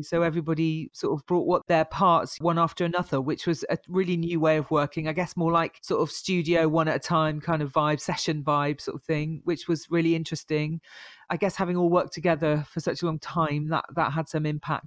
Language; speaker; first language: English; native; English